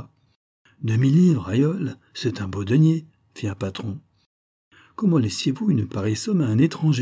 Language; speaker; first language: French; native; French